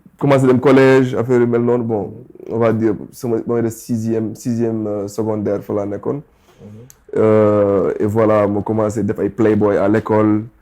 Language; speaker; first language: Wolof; early bilingual, other home language; English